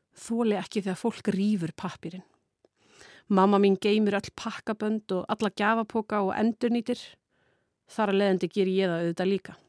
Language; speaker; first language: Icelandic; native; Icelandic